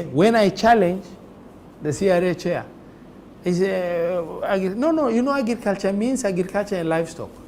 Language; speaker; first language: English; non-native, local second language; Somali